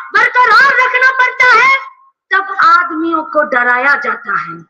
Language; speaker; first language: Hindi; non-native, local second language; Bangla